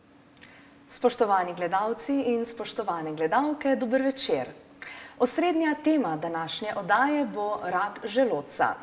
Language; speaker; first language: Slovenian; native; Slovenian